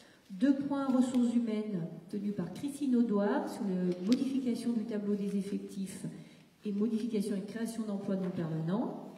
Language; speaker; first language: French; native; French